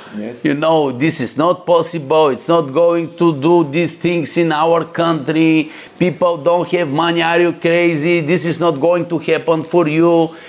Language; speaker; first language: English; non-native, learner; Bulgarian